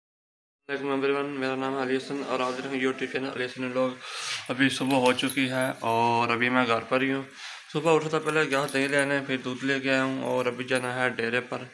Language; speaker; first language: Hindi; non-native, local second language; Punjabi